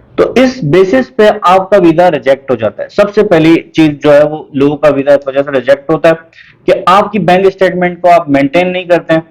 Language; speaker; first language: Urdu; native; Urdu